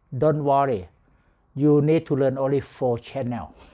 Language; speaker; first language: English; non-native, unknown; Thai